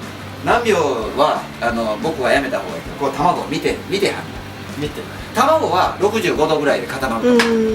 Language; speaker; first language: Japanese; native; Japanese